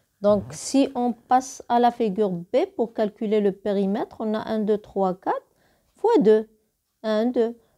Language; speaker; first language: French; non-native, local second language; Arabic